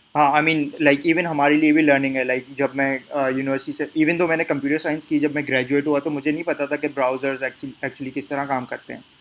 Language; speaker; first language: Urdu; native; Urdu